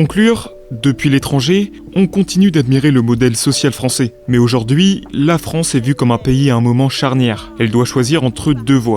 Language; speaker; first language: French; native; French